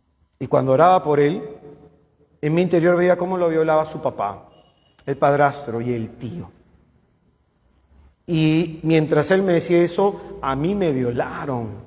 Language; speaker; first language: Spanish; native; Spanish